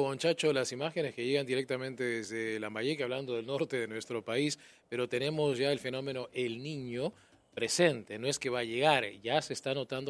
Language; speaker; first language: Spanish; native; Spanish